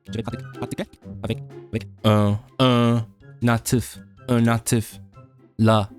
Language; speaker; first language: French; non-native, learner; Cantonese